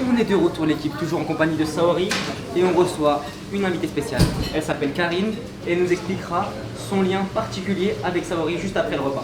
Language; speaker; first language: French; native; French